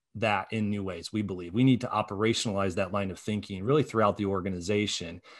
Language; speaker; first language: English; native; English